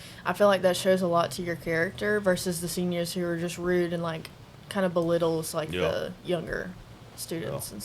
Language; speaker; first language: English; native; English